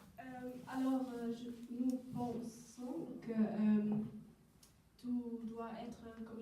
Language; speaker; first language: French; non-native, learner; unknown